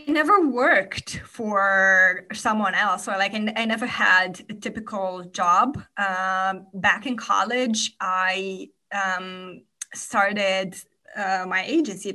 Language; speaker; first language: English; non-native, fluent; Romanian